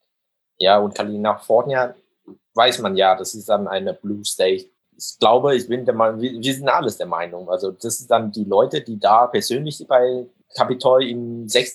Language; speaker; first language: German; non-native, fluent; Vietnamese